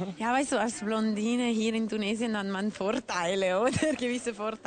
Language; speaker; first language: German; non-native, local second language; Italian